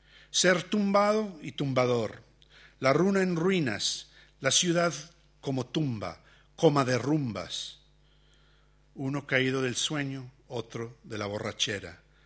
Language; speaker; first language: Spanish; early bilingual, heritage; Spanish